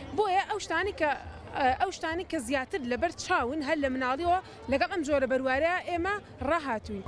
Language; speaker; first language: Central Kurdish; native; Central Kurdish